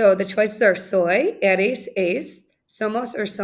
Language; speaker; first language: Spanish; non-native, fluent; English